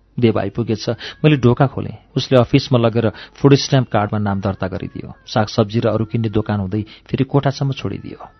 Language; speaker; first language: Nepali; native; Nepali